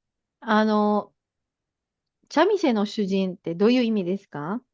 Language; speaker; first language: Japanese; non-native, fluent; Filipino